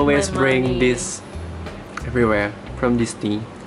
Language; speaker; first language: English; non-native, learner; Indonesian